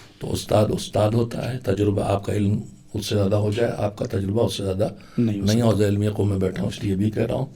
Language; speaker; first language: Urdu; native; Urdu